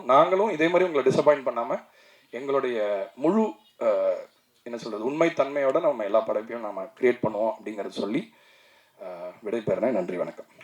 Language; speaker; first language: Tamil; native; Tamil